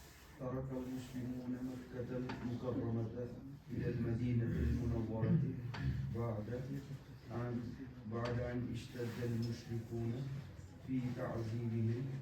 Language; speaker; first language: Arabic; non-native, learner; Urdu